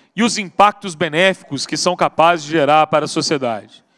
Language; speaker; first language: Portuguese; native; Portuguese